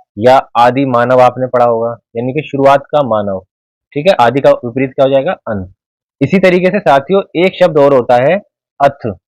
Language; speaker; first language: Hindi; native; Hindi